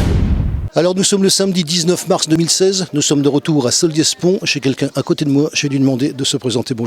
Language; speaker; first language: French; native; French